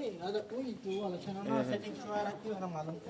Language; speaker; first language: Arabic; non-native, learner; Filipino